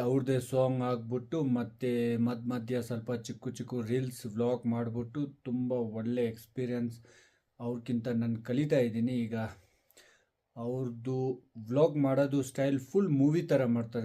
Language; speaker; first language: Kannada; non-native, fluent; Ladakhi